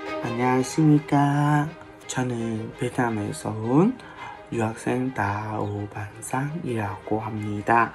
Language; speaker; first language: Korean; non-native, learner; Vietnamese